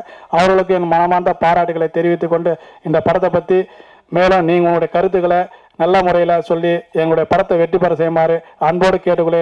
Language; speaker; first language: Tamil; native; Tamil